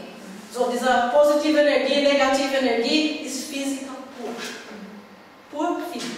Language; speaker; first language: German; non-native, learner; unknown